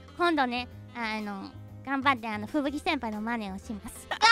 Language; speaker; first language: Japanese; non-native, fluent; German